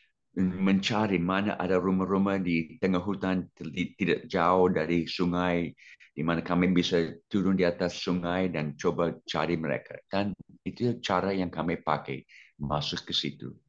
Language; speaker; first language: Indonesian; non-native, fluent; English